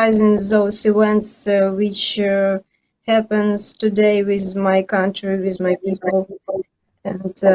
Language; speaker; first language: English; non-native, learner; Ukrainian